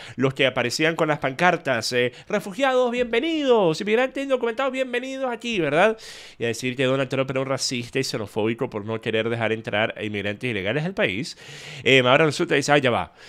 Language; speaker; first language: Spanish; native; Spanish